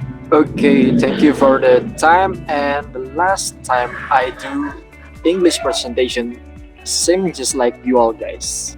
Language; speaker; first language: English; non-native, learner; Indonesian